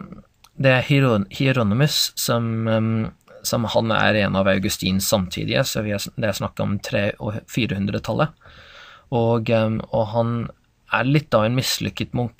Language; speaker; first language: Norwegian; non-native, fluent; English